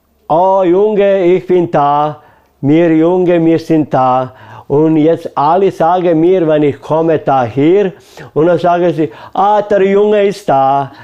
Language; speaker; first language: German; early bilingual, heritage; German